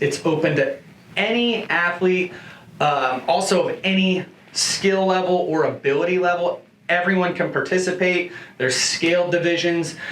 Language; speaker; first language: English; native; English